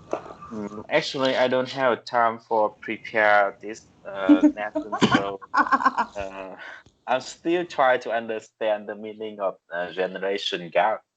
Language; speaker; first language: English; non-native, learner; Vietnamese